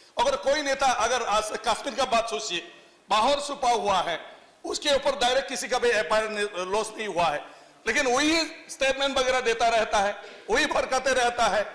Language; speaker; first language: Hindi; non-native, local second language; Bodo